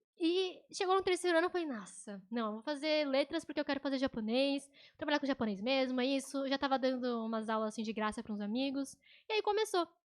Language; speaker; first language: Portuguese; native; Portuguese